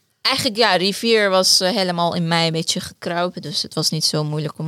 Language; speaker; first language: Dutch; non-native, fluent; Persian